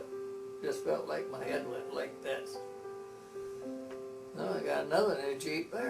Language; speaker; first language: English; native; English